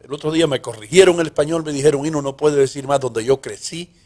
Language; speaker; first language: Spanish; early bilingual, heritage; Spanish